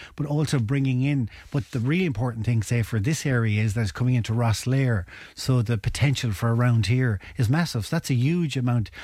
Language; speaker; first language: English; native; English